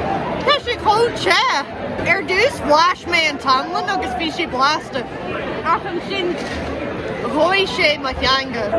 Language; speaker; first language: Irish; non-native, local second language; English